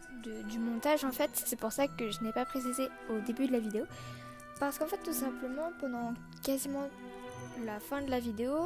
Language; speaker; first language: French; native; French